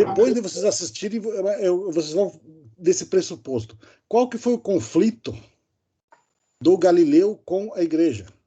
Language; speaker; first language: Portuguese; native; Portuguese